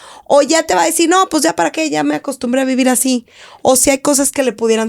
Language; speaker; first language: Spanish; native; Spanish